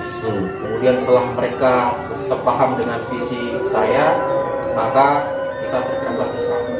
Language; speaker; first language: Indonesian; native; Indonesian